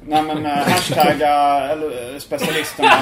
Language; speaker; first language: Swedish; native; Swedish